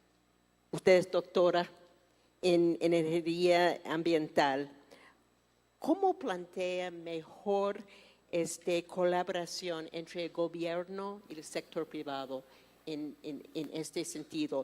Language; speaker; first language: Spanish; non-native, fluent; English